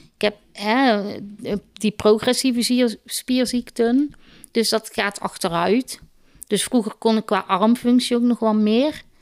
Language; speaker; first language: Dutch; native; Dutch